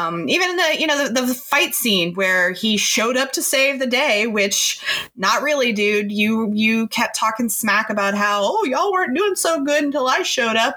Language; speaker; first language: English; native; English